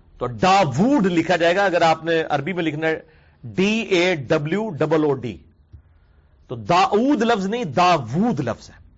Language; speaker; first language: Urdu; non-native, local second language; Punjabi